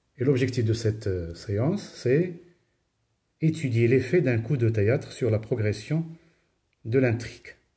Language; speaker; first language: French; non-native, local second language; Arabic